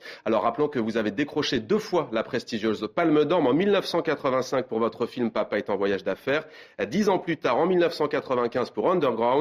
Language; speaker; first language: French; native; French